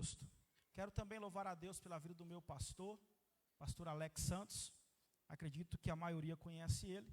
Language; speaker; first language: Portuguese; native; Portuguese